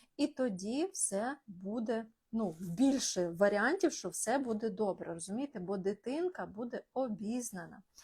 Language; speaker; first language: Ukrainian; non-native, local second language; Russian